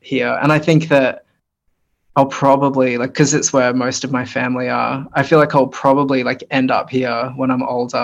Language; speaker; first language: English; native; English